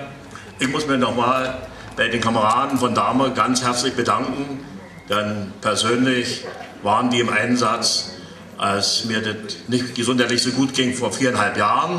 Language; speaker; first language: German; native; German